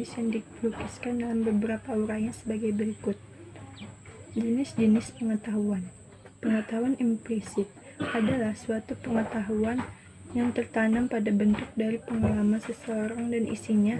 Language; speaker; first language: Indonesian; native; Indonesian